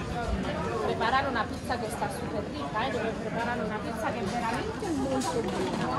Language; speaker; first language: Italian; native; Italian